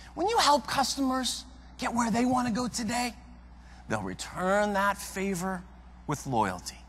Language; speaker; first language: English; native; English